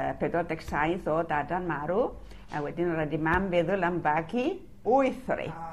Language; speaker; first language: Welsh; early bilingual, heritage; Welsh